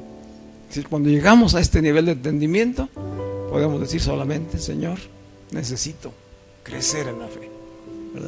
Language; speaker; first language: Spanish; native; Spanish